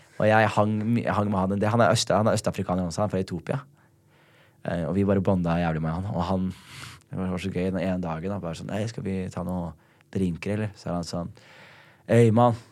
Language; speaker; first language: Norwegian; early bilingual, other home language; Somali